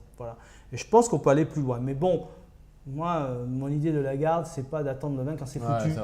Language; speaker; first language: French; native; French